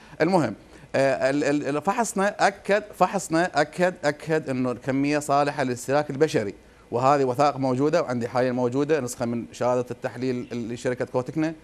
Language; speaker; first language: Arabic; native; Arabic